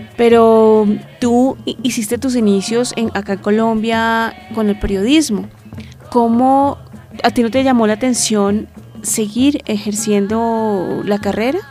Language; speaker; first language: Spanish; native; Spanish